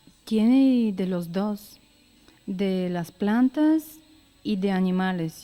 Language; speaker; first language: Spanish; non-native, learner; Bulgarian